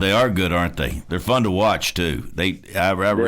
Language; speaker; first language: English; native; English